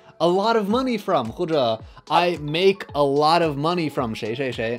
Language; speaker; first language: English; native; English